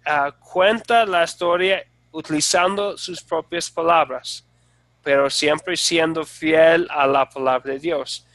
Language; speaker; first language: Spanish; non-native, fluent; English